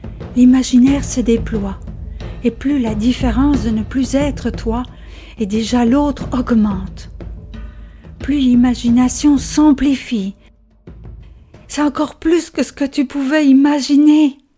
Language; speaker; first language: French; native; French